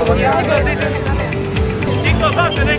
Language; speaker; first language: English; non-native, fluent; Spanish